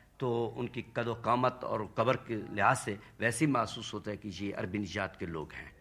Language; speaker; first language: Urdu; non-native, local second language; Saraiki